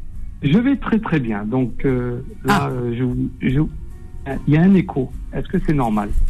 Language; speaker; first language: French; native; French